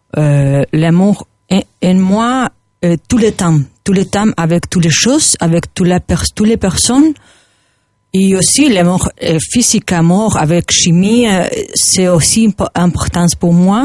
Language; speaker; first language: French; non-native, learner; Spanish